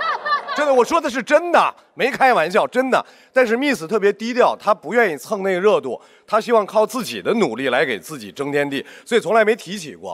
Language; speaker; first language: Chinese; native; Chinese